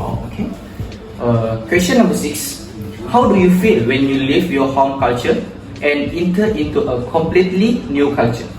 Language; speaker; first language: English; non-native, local second language; Malay